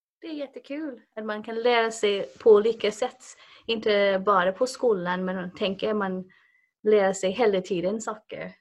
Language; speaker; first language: Swedish; non-native, fluent; English